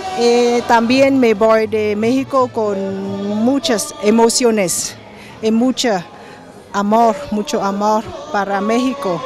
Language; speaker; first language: Spanish; non-native, fluent; Vietnamese